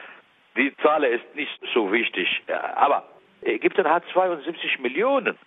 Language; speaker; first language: German; non-native, learner; Arabic